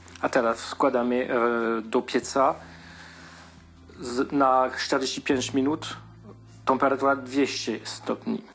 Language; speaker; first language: Polish; non-native, learner; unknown